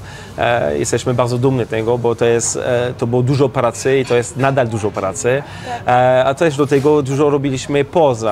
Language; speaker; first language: Polish; non-native, learner; French